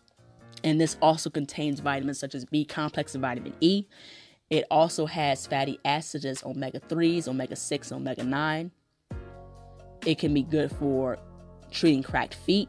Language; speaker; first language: English; native; English